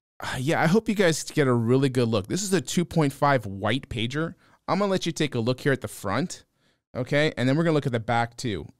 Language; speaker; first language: English; native; English